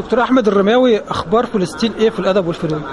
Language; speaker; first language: Arabic; native; Arabic